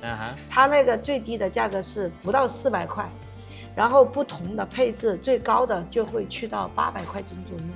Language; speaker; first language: Chinese; native; Chinese